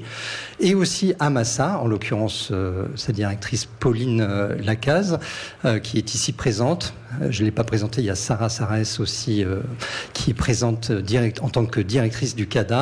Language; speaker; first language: French; native; French